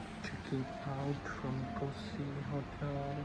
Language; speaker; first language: English; non-native, learner; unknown